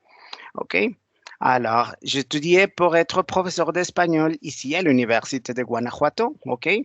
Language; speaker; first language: French; non-native, learner; Spanish